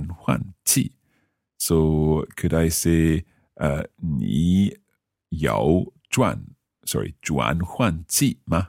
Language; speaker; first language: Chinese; non-native, learner; English